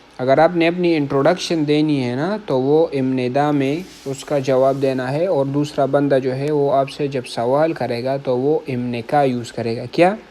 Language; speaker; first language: Urdu; non-native, local second language; Punjabi